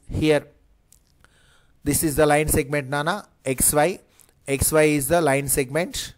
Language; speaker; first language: English; non-native, local second language; Telugu